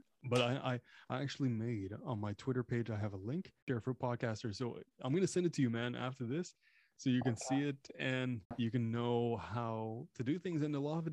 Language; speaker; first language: English; non-native, fluent; French